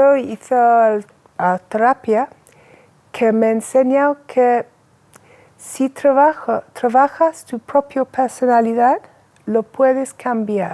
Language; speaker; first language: Spanish; non-native, fluent; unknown